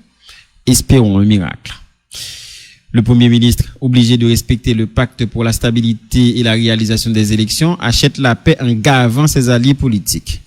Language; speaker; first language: French; non-native, local second language; Haitian Creole